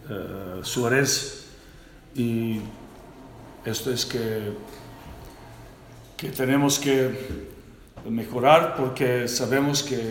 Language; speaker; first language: Spanish; non-native, learner; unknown